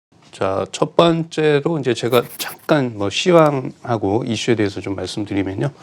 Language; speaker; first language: Korean; native; Korean